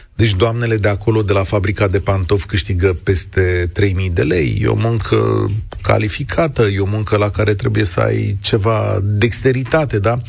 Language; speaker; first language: Romanian; native; Romanian